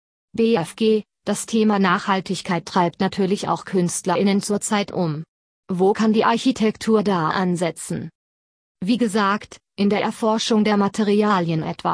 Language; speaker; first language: German; native; German